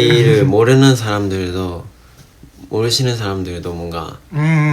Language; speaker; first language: Korean; non-native, fluent; Japanese